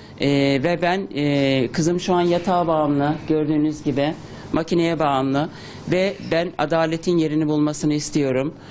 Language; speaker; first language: Turkish; native; Turkish